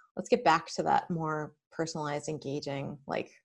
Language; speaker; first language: English; native; English